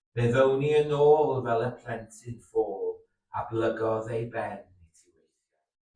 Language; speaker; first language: Welsh; native; Welsh